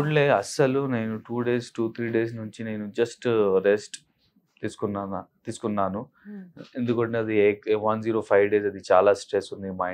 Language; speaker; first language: Telugu; non-native, local second language; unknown